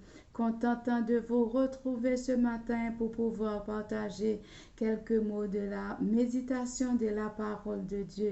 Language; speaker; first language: French; non-native, local second language; Haitian Creole